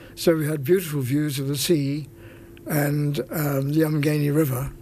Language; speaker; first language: English; native; English